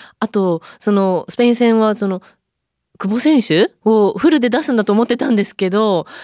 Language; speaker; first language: Japanese; native; Japanese